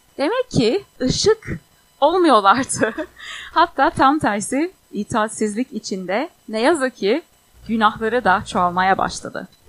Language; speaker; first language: Turkish; non-native, fluent; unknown